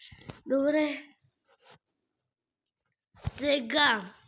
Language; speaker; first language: Bulgarian; native; Bulgarian